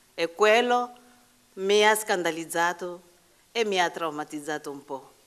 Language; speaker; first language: Italian; non-native, fluent; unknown